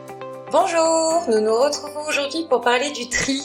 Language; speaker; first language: French; native; French